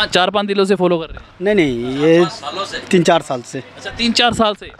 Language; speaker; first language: Hindi; native; Hindi